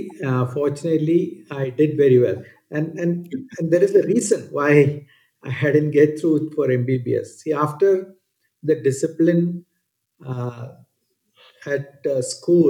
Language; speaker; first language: English; non-native, local second language; Malayalam